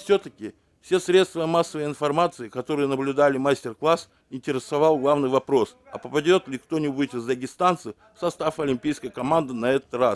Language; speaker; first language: Russian; native; Russian